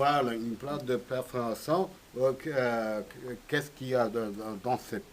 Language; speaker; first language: French; non-native, local second language; Arabic